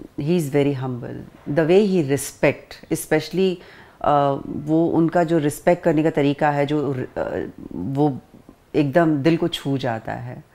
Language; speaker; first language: Hindi; native; Hindi